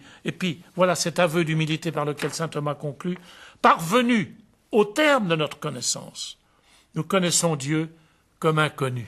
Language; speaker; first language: French; native; French